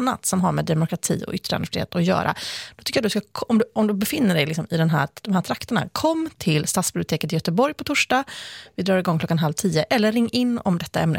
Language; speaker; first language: Swedish; native; Swedish